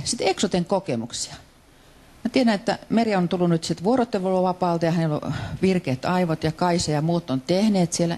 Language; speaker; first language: Finnish; native; Finnish